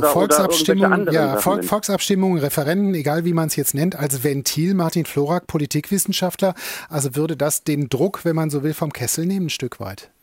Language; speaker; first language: German; native; German